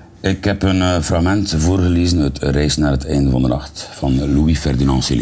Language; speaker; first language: Dutch; native; Dutch